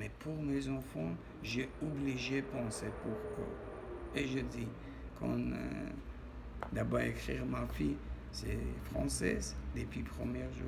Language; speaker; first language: French; non-native, learner; Armenian